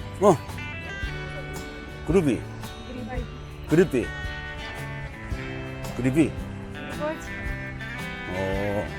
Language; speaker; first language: Russian; non-native, learner; Korean